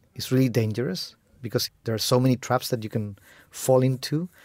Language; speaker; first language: English; non-native, fluent; Spanish